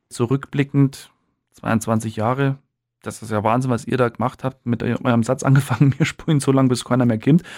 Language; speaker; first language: German; native; German